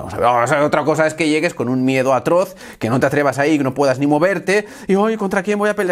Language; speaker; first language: Spanish; native; Spanish